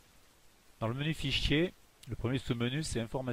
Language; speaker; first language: French; native; French